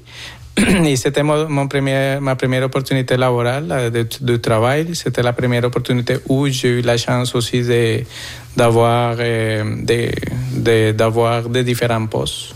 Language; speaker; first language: French; non-native, fluent; Spanish